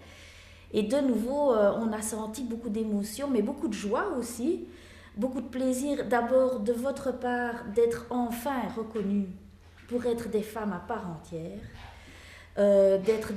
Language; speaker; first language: French; native; French